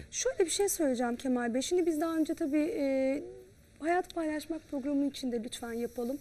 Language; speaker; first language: Turkish; native; Turkish